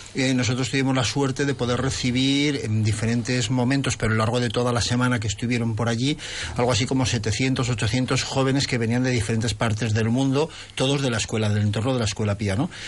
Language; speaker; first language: Spanish; native; Spanish